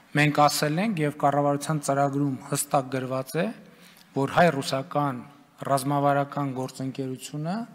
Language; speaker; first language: Armenian; native; Armenian